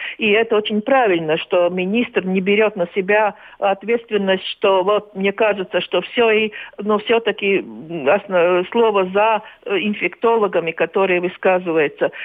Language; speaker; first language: Russian; non-native, local second language; Latvian